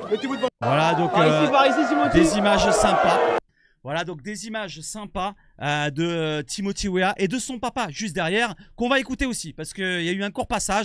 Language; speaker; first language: French; native; French